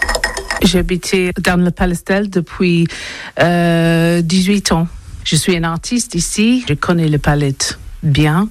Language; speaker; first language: French; non-native, learner; English